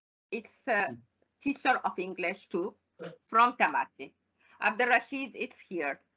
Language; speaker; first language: English; non-native, fluent; Arabic